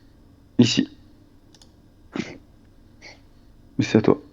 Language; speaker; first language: French; native; French